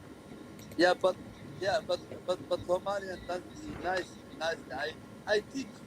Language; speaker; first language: English; non-native, learner; Somali